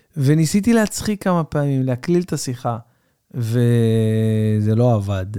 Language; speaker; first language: Hebrew; native; Hebrew